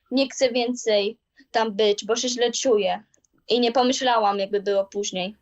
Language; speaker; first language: Polish; early bilingual, heritage; Polish